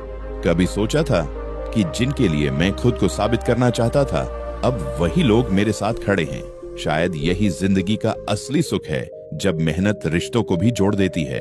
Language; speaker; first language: Hindi; native; Hindi